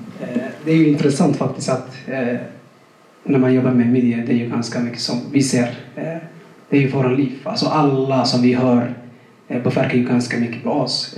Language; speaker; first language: Swedish; non-native, fluent; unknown